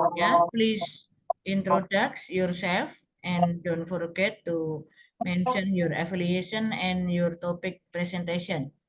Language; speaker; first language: English; non-native, learner; Indonesian